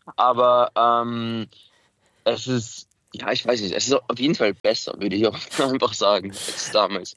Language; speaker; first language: German; early bilingual, other home language; Macedonian